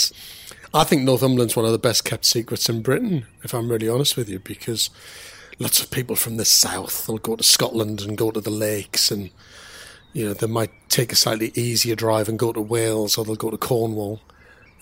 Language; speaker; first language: English; native; English